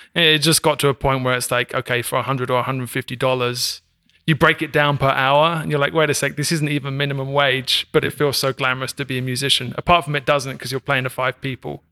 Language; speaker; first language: English; native; English